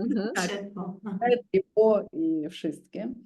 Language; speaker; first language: Polish; non-native, learner; Ukrainian